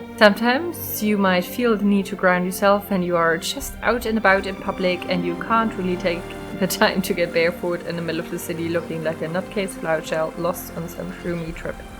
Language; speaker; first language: English; non-native, fluent; German